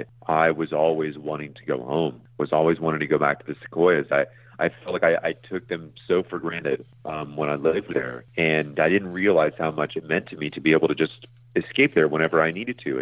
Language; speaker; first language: English; native; English